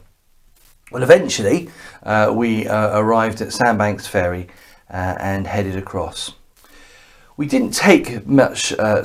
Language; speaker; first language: English; native; English